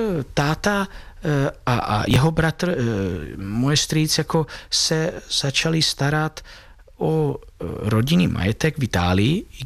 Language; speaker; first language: Czech; non-native, fluent; Italian